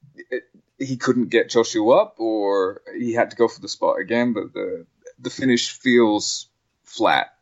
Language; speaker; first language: English; native; English